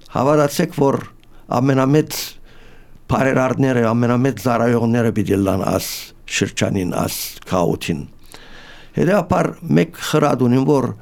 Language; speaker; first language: Armenian; native; Armenian